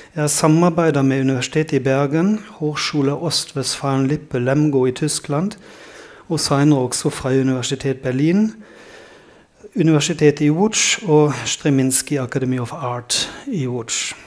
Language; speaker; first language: Norwegian; non-native, fluent; German